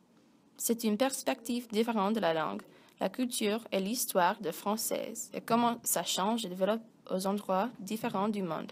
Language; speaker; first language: French; non-native, learner; English